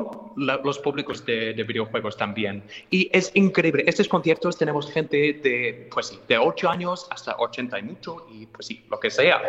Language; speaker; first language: Spanish; non-native, fluent; English